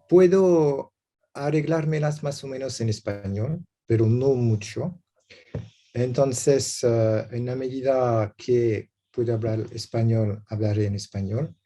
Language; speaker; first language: Spanish; non-native, learner; French